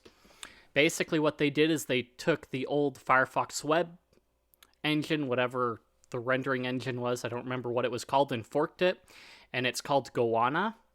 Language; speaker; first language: English; native; English